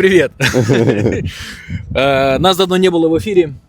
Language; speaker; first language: Russian; native; Russian